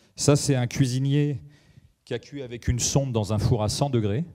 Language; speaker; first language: French; native; French